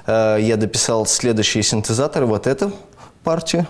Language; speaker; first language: Russian; native; Russian